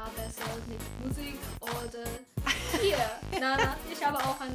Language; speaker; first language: German; non-native, learner; Chinese